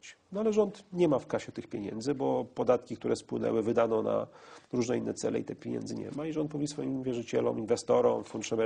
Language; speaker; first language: Polish; native; Polish